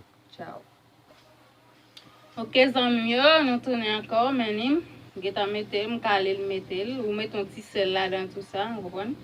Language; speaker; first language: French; non-native, learner; Haitian Creole